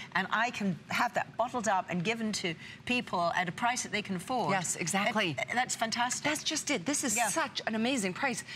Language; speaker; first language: English; native; English